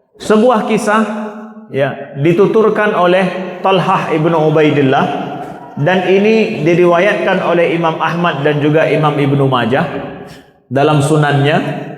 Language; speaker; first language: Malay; non-native, local second language; Achinese